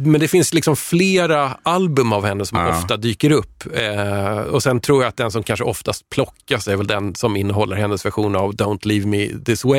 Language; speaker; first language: Swedish; native; Swedish